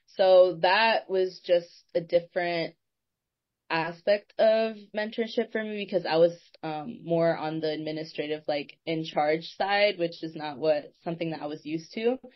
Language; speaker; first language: English; native; English